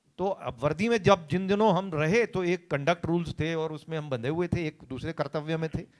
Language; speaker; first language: Hindi; native; Hindi